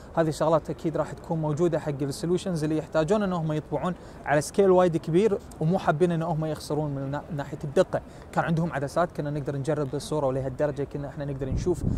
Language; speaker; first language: Arabic; native; Arabic